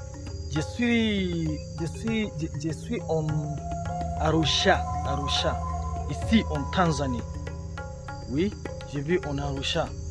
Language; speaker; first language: French; non-native, learner; Swahili